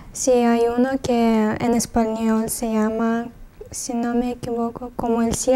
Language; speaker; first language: Spanish; non-native, learner; Russian